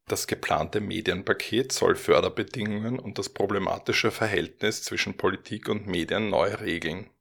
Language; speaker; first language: German; native; German